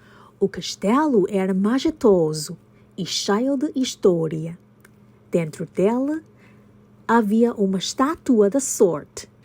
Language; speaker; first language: Portuguese; non-native, learner; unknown